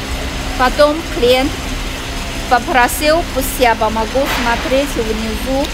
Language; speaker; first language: Russian; non-native, learner; Chinese